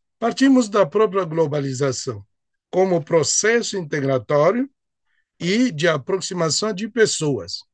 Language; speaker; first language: Portuguese; non-native, fluent; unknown